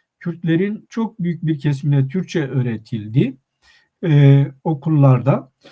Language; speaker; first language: Turkish; non-native, local second language; Kurdish